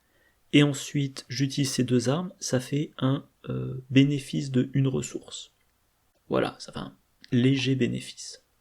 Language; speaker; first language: French; native; French